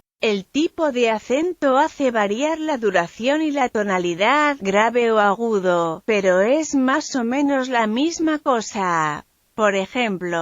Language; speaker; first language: Spanish; non-native, fluent; French